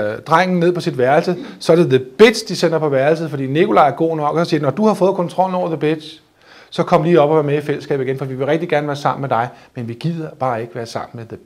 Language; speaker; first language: Danish; native; Danish